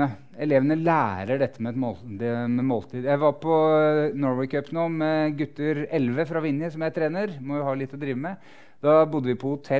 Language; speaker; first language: Norwegian; native; Norwegian